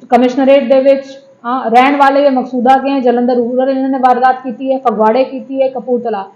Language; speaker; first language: Hindi; non-native, local second language; Punjabi